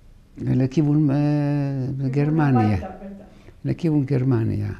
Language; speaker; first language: Hebrew; non-native, fluent; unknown